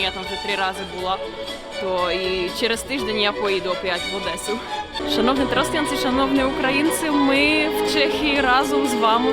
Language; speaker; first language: Ukrainian; non-native, fluent; Czech